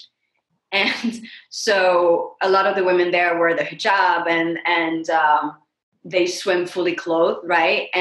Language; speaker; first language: English; non-native, fluent; French